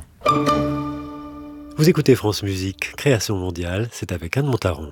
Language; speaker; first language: French; native; French